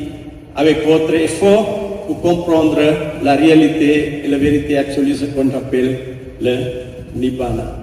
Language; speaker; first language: French; non-native, fluent; Sinhala